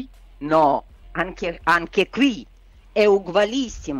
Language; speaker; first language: Italian; non-native, learner; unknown